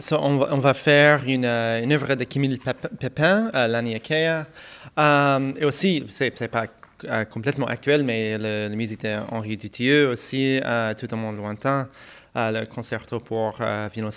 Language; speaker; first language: French; non-native, fluent; English